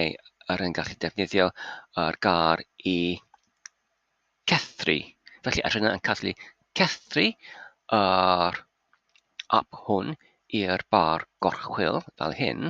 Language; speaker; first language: Welsh; non-native, fluent; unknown